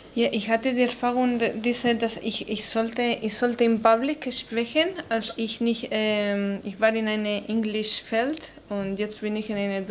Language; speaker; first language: German; non-native, learner; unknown